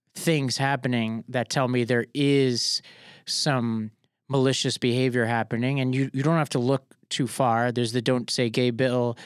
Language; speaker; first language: English; native; English